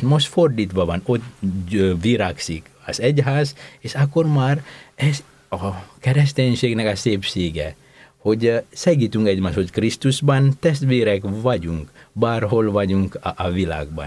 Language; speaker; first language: Hungarian; non-native, fluent; Indonesian